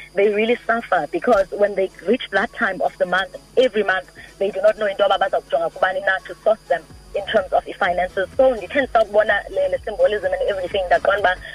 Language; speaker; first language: English; non-native, local second language; Xhosa